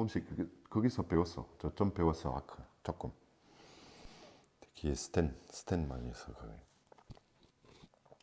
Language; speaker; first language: Korean; non-native, fluent; French